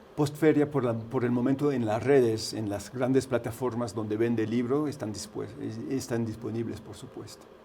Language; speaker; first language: Spanish; early bilingual, heritage; French